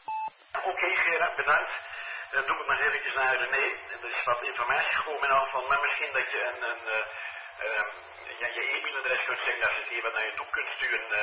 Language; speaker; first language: Dutch; native; Dutch